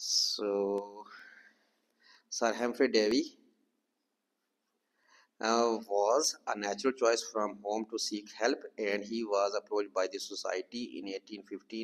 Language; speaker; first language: English; non-native, local second language; Urdu